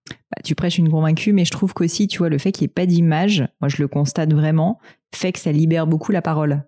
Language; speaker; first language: French; native; French